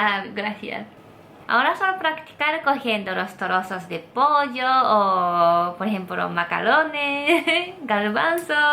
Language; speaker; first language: Spanish; non-native, learner; Japanese